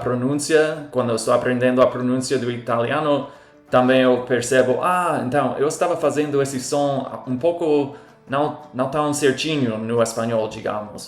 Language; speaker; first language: Portuguese; non-native, fluent; English